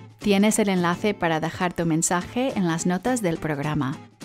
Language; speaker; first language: Spanish; native; Spanish